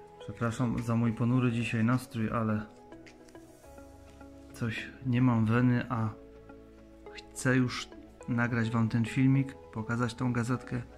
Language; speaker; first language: Polish; native; Polish